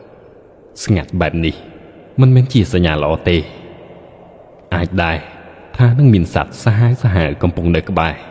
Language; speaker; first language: Khmer; native; Khmer